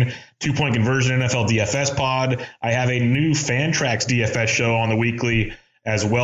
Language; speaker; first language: English; native; English